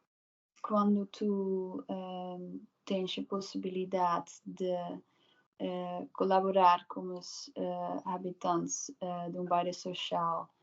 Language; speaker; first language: Portuguese; non-native, learner; Dutch